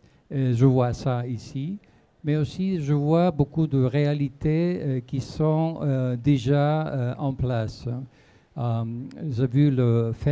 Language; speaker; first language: French; non-native, fluent; Spanish